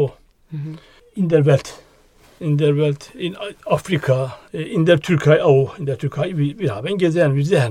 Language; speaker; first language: German; non-native, learner; Turkish